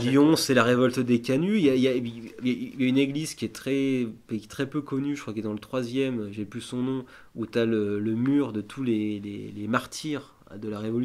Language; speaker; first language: French; native; French